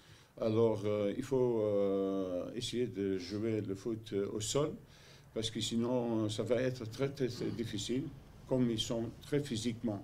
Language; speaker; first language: French; non-native, learner; Dutch